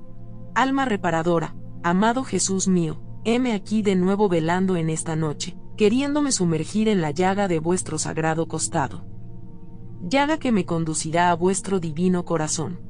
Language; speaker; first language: Spanish; native; Spanish